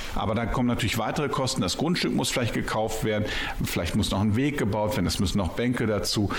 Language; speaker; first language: German; native; German